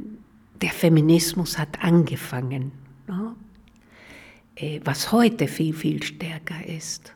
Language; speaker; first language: German; non-native, fluent; Spanish